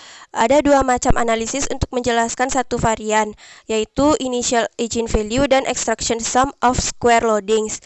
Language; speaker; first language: Indonesian; native; Indonesian